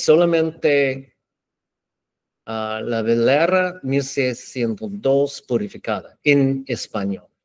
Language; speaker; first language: Spanish; non-native, learner; English